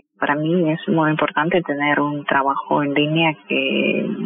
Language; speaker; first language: Spanish; non-native, fluent; Russian